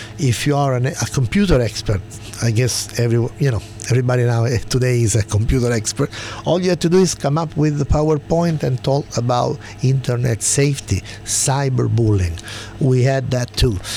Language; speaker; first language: English; non-native, fluent; Italian